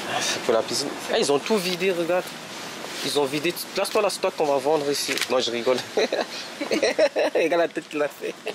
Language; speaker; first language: French; native; French